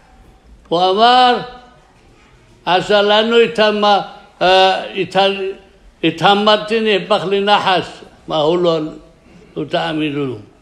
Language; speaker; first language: Hebrew; non-native, fluent; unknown